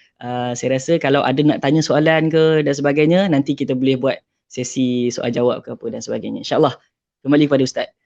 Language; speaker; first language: Malay; native; Malay